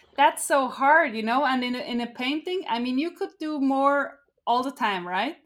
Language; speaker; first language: English; non-native, fluent; Swiss German